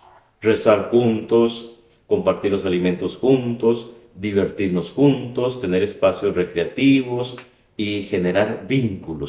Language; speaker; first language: Spanish; native; Spanish